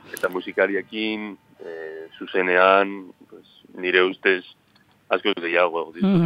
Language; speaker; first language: Basque; non-native, local second language; Spanish